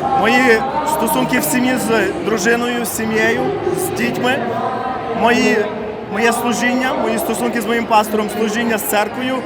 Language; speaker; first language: Ukrainian; non-native, fluent; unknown